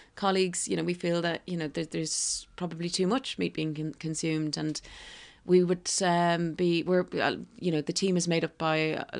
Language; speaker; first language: English; native; English